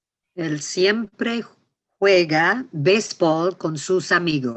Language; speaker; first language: Spanish; non-native, learner; English